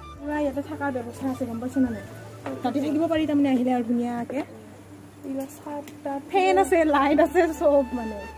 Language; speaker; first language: Assamese; native; Assamese